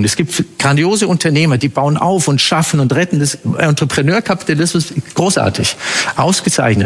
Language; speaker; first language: German; native; German